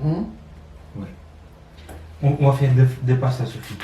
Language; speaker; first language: French; non-native, learner; Sinhala